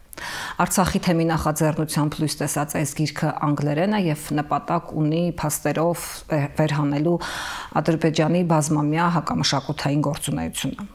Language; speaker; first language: Armenian; native; Armenian